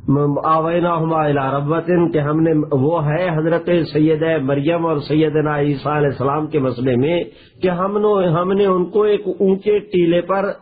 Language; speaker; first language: Urdu; non-native, local second language; Punjabi